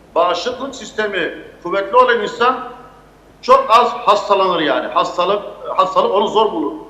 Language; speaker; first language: Turkish; native; Turkish